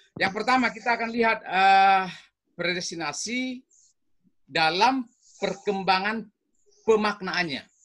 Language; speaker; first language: Indonesian; native; Indonesian